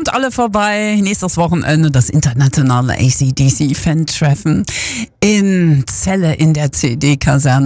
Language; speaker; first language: German; native; German